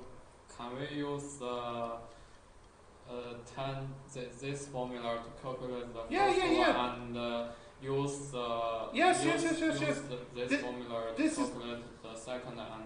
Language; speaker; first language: English; non-native, learner; Chinese